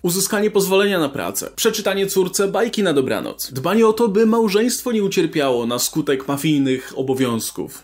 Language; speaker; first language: Polish; native; Polish